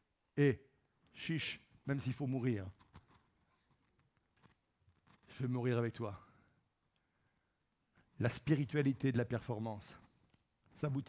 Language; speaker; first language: French; native; French